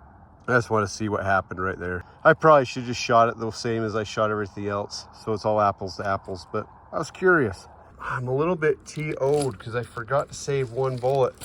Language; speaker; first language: English; native; English